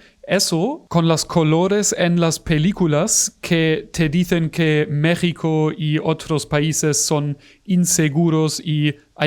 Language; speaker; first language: Spanish; non-native, fluent; German